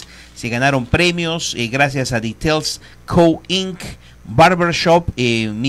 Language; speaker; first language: Spanish; native; Spanish